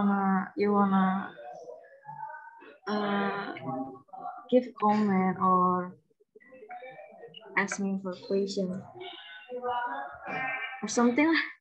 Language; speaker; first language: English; non-native, learner; Indonesian